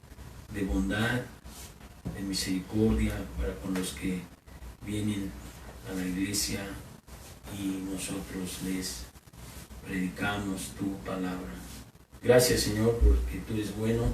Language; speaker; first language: Spanish; native; Spanish